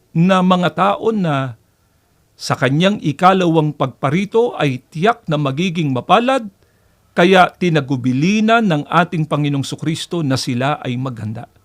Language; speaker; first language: Filipino; native; Filipino